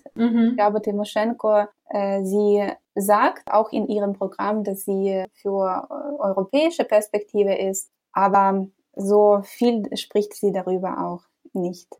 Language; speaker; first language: German; non-native, fluent; Ukrainian